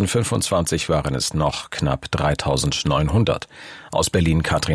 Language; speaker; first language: German; native; German